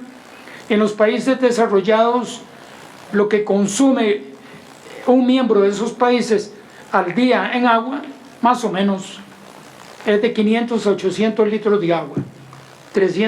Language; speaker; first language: Spanish; native; Spanish